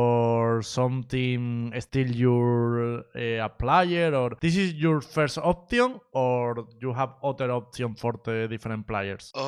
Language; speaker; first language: English; non-native, learner; Spanish